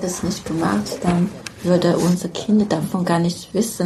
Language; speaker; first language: German; non-native, fluent; Chinese